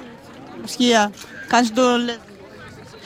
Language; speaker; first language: German; non-native, fluent; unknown